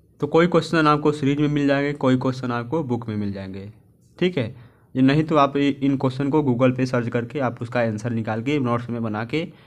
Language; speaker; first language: Hindi; native; Hindi